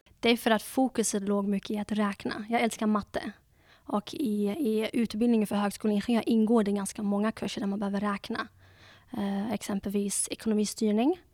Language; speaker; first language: Swedish; early bilingual, other home language; Dutch